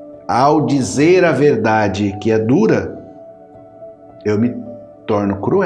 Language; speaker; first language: Portuguese; native; Portuguese